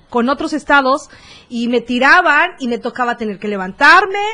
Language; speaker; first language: Spanish; native; Spanish